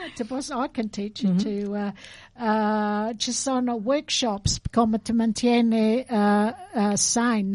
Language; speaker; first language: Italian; early bilingual, heritage; English